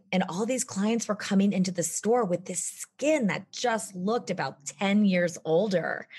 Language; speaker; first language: English; native; English